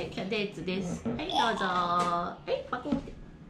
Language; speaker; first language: Japanese; native; Japanese